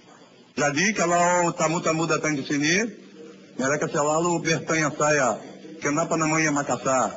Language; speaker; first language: Indonesian; non-native, learner; Portuguese